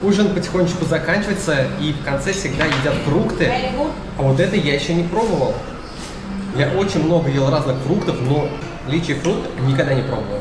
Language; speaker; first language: Russian; native; Russian